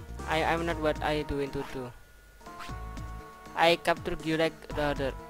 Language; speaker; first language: English; non-native, learner; Indonesian